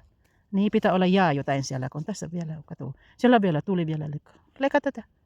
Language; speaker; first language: Finnish; non-native, learner; Bikol